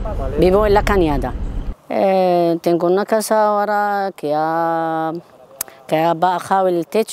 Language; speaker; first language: Spanish; non-native, learner; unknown